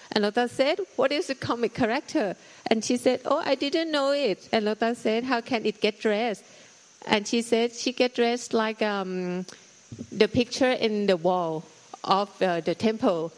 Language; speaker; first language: English; non-native, fluent; Thai